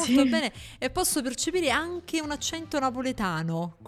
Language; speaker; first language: Italian; native; Italian